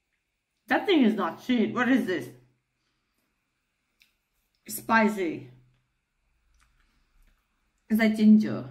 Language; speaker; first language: English; non-native, learner; Thai